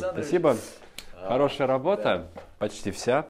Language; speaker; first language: Russian; native; Russian